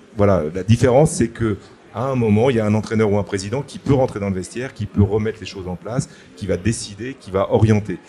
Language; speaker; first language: French; native; French